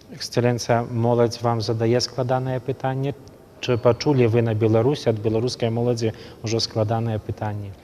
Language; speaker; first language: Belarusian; native; Belarusian